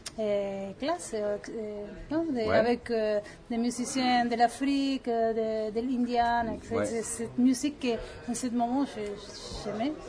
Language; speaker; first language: French; non-native, learner; Spanish